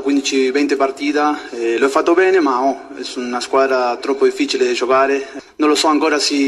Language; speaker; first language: Italian; non-native, learner; Spanish